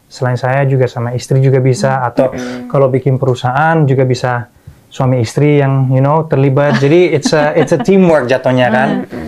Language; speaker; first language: Indonesian; early bilingual, other home language; Dutch